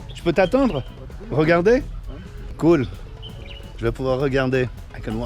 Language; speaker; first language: French; non-native, fluent; English